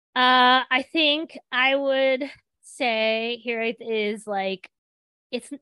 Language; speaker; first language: English; early bilingual, other home language; Gujarati